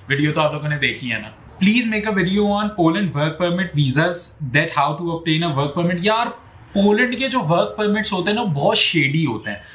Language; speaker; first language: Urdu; native; Urdu